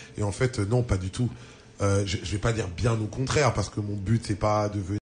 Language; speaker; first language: French; early bilingual, other home language; Lingala